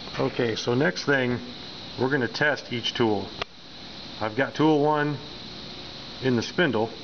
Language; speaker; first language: English; native; English